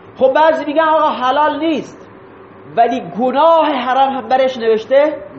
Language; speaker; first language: Persian; non-native, local second language; Baluchi